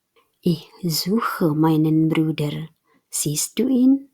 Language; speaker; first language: German; non-native, fluent; Indonesian